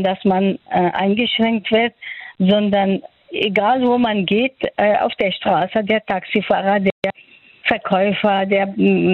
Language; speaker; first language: German; non-native, fluent; Persian